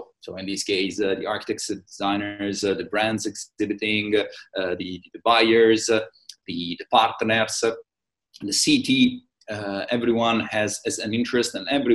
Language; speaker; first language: English; non-native, fluent; Italian